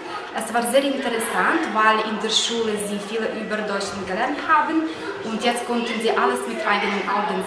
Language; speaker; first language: German; non-native, fluent; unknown